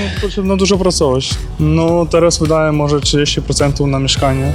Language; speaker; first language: Polish; non-native, learner; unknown